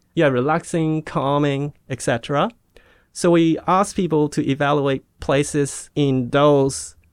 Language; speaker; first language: English; non-native, local second language; Cantonese